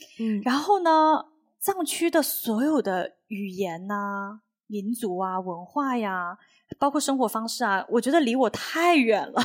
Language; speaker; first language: Chinese; native; Chinese